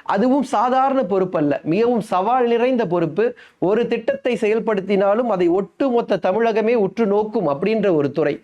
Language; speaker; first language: Tamil; native; Tamil